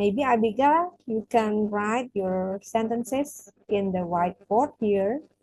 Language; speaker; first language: English; non-native, fluent; Indonesian